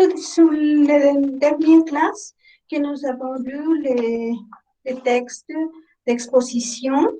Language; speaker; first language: French; non-native, learner; Spanish